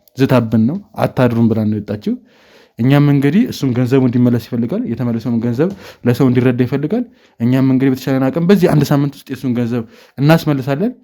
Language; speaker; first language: Amharic; native; Amharic